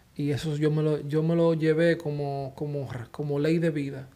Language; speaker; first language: Spanish; early bilingual, heritage; Spanish